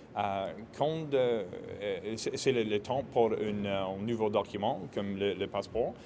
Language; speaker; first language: French; non-native, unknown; English